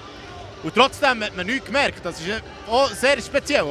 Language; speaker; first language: German; native; German